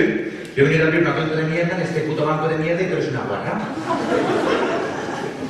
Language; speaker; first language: Spanish; native; Spanish